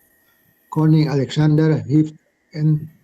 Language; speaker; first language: Dutch; non-native, learner; Indonesian